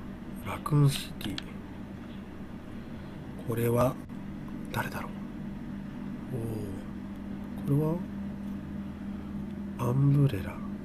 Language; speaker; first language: Japanese; native; Japanese